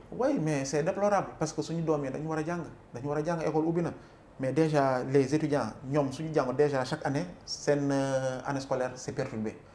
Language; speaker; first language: French; non-native, local second language; Wolof